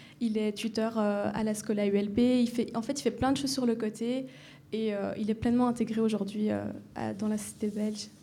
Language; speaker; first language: French; native; French